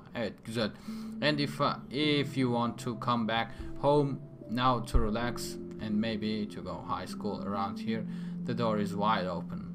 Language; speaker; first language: English; non-native, learner; Turkish